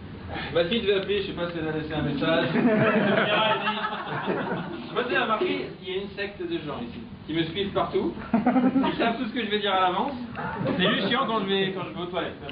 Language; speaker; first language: French; native; French